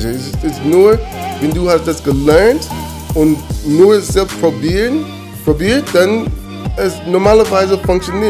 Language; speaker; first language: German; non-native, learner; English